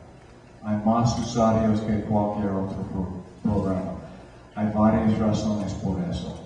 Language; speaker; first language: Spanish; non-native, fluent; English